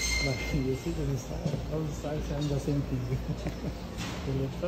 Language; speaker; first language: English; non-native, learner; Portuguese